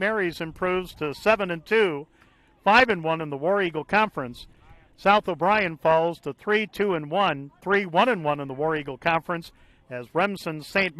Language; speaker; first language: English; native; English